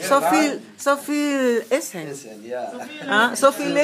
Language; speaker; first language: German; non-native, learner; Spanish